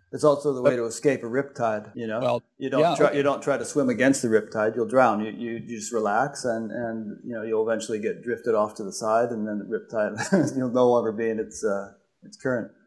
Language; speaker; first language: English; native; English